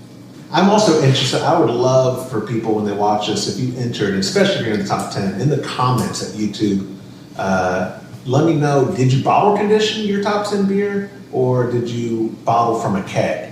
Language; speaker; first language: English; native; English